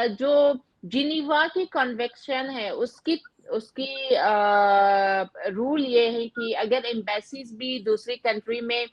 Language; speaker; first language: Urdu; non-native, fluent; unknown